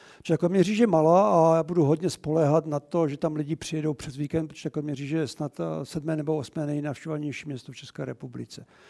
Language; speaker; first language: Czech; native; Czech